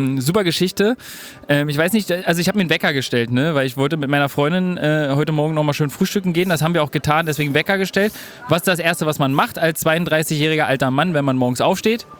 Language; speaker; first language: German; native; German